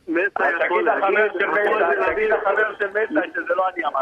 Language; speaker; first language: Hebrew; native; Hebrew